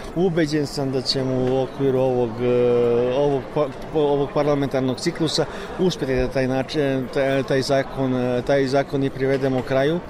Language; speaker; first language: Serbian; early bilingual, heritage; Serbian